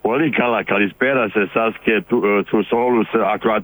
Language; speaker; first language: Greek; non-native, learner; Serbian